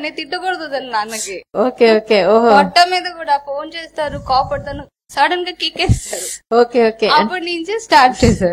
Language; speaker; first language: Telugu; non-native, learner; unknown